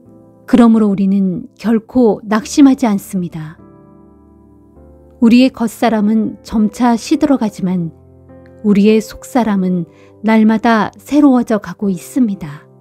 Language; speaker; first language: Korean; native; Korean